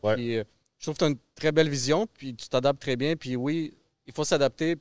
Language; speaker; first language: French; early bilingual, other home language; Russian